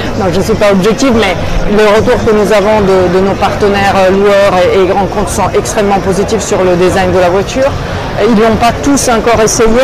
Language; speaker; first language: French; non-native, fluent; Italian